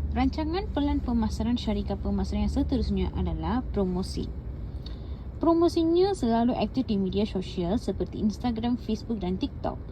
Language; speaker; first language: Malay; non-native, local second language; Tamil